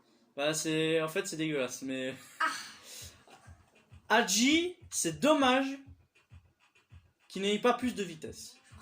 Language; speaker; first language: French; native; French